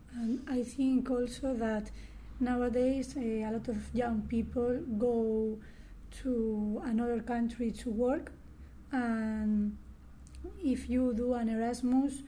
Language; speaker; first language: English; non-native, learner; Spanish